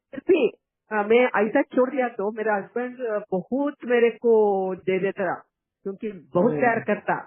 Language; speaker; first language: Hindi; non-native, local second language; Kannada